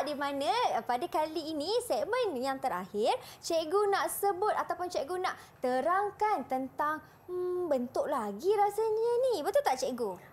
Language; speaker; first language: Malay; native; Malay